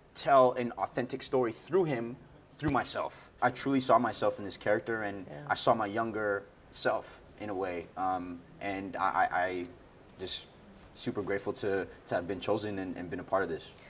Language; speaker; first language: English; native; English